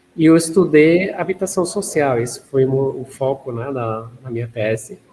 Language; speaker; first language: Portuguese; non-native, fluent; Catalan